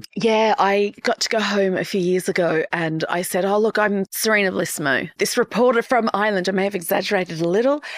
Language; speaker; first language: English; native; English